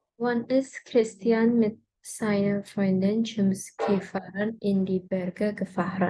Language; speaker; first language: German; non-native, learner; Indonesian